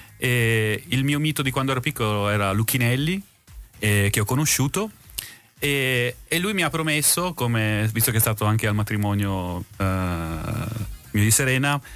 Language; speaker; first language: Italian; native; Italian